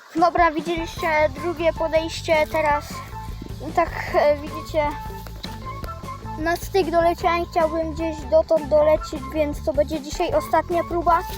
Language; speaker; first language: Polish; native; Polish